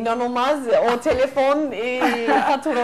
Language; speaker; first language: Turkish; non-native, fluent; Spanish